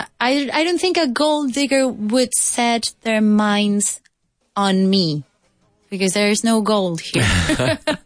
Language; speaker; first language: English; non-native, fluent; Spanish